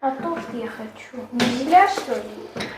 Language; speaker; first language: Russian; non-native, learner; Armenian